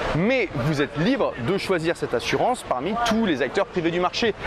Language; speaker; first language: French; native; French